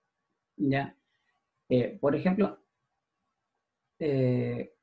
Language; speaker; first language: Spanish; native; Spanish